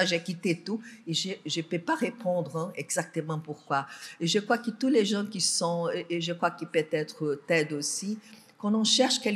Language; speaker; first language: French; non-native, fluent; Portuguese